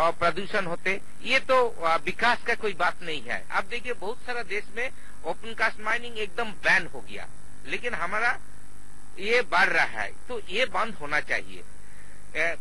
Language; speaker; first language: Hindi; non-native, local second language; Bangla